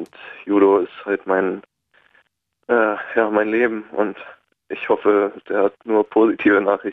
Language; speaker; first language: German; native; German